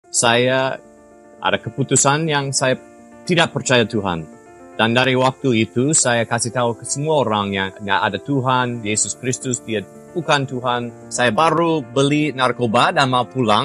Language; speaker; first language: Indonesian; non-native, fluent; English